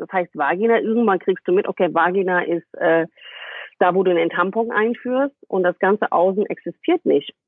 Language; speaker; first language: German; non-native, fluent; English